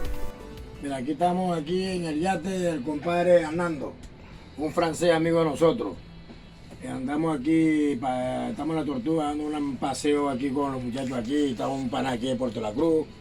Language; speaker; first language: Spanish; native; Spanish